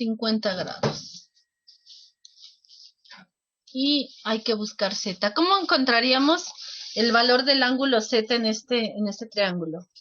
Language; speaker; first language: Spanish; native; Spanish